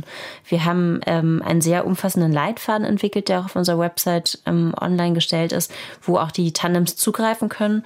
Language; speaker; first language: German; native; German